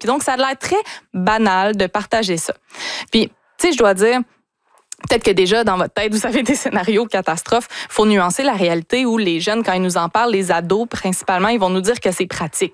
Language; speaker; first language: French; native; French